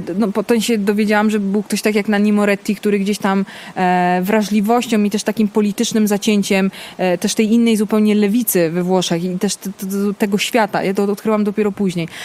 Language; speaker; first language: Polish; early bilingual, other home language; Italian